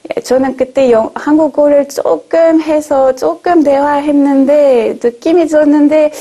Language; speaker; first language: Korean; non-native, fluent; French